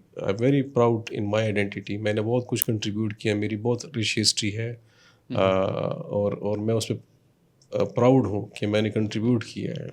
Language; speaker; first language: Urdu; non-native, local second language; Pashto